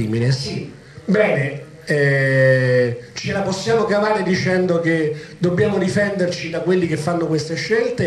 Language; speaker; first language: Italian; native; Italian